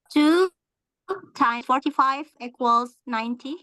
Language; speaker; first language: English; non-native, learner; Indonesian